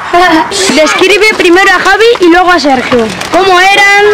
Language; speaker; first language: Spanish; native; Spanish